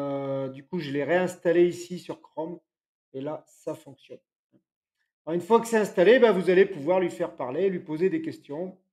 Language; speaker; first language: French; native; French